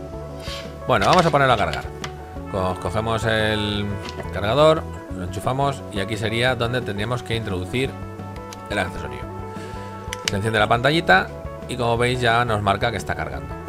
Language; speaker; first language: Spanish; native; Spanish